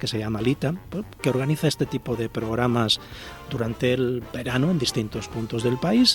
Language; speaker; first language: Spanish; native; Spanish